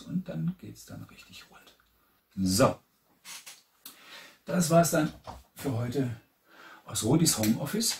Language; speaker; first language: German; native; German